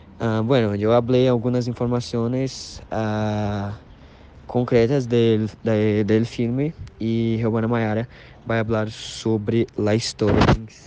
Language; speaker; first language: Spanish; non-native, learner; Portuguese